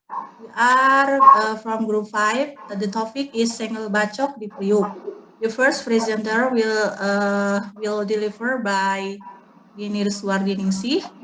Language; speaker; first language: English; non-native, learner; Indonesian